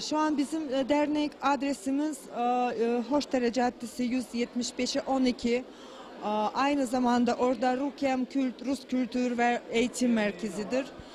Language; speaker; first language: Turkish; non-native, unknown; Russian